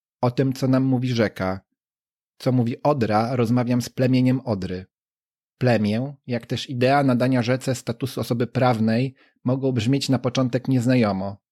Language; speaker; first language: Polish; native; Polish